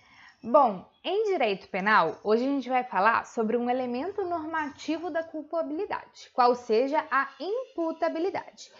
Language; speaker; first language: Portuguese; native; Portuguese